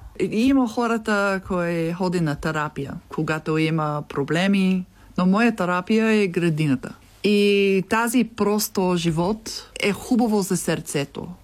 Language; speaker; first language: Bulgarian; non-native, learner; English